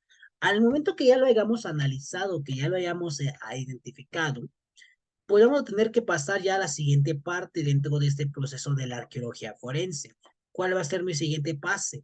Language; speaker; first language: Spanish; native; Spanish